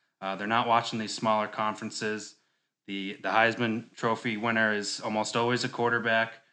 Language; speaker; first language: English; native; English